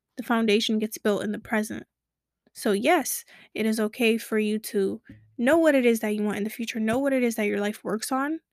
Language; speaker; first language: English; early bilingual, other home language; Kabuverdianu